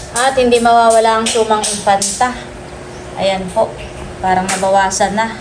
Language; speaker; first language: Filipino; native; Filipino